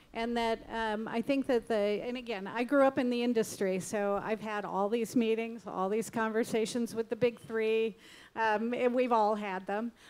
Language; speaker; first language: English; native; English